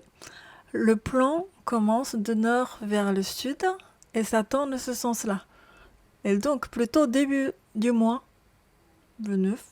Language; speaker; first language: French; non-native, learner; Japanese